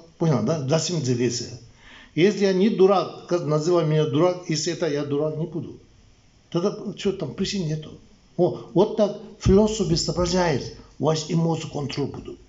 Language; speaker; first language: Russian; non-native, learner; Tibetan